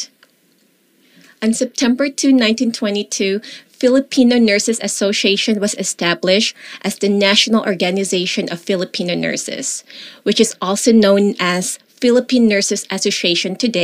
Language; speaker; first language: English; non-native, local second language; Filipino